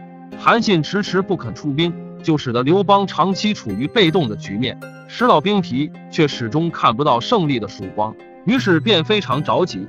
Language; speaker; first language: Chinese; native; Chinese